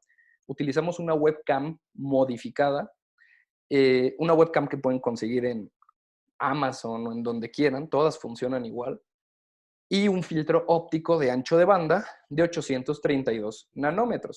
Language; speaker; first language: Spanish; native; Spanish